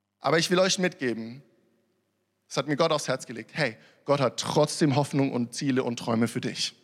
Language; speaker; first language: German; early bilingual, other home language; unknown